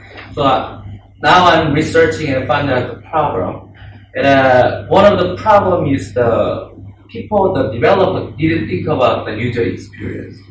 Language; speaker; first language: English; non-native, learner; Korean